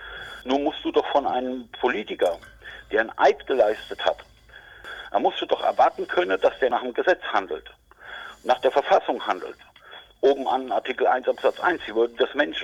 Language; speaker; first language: German; native; German